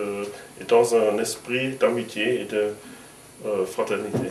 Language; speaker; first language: French; non-native, fluent; German